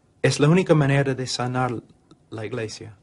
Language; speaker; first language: Spanish; non-native, fluent; English